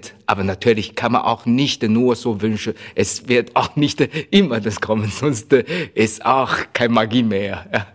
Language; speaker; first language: German; non-native, learner; Chinese